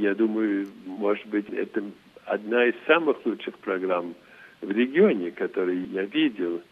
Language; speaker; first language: Russian; early bilingual, heritage; Russian